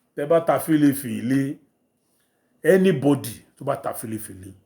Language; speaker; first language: English; non-native, local second language; Yoruba